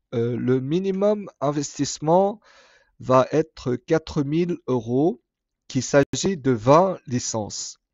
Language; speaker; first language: French; non-native, fluent; Korean